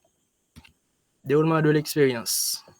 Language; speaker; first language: French; non-native, local second language; Haitian Creole